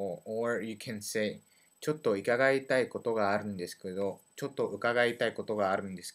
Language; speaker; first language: Japanese; non-native, learner; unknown